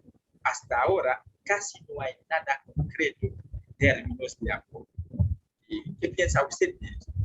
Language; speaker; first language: Spanish; non-native, fluent; French